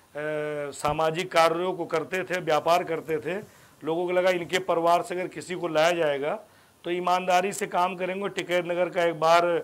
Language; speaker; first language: Hindi; native; Hindi